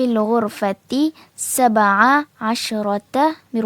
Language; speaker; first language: Arabic; non-native, learner; Malay